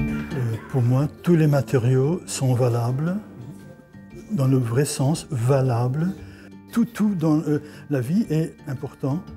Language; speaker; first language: French; non-native, fluent; Dutch